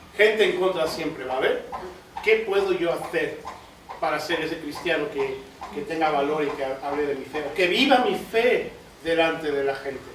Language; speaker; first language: Spanish; native; Spanish